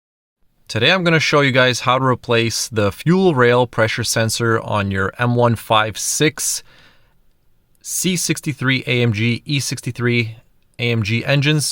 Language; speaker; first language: English; native; English